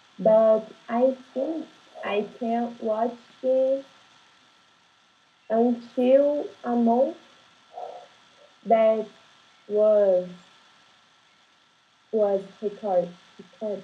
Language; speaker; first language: English; non-native, learner; Portuguese